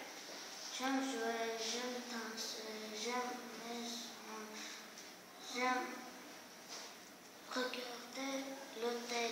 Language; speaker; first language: French; non-native, learner; Armenian